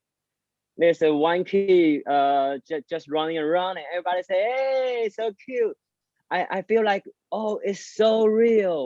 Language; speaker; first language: English; non-native, learner; Chinese